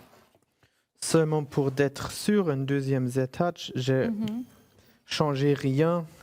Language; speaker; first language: French; non-native, fluent; German